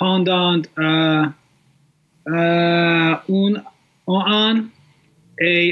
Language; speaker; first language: French; non-native, learner; English